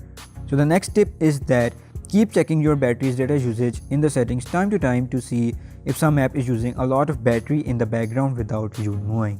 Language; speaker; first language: English; non-native, local second language; Urdu